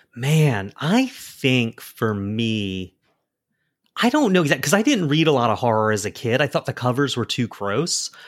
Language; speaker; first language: English; native; English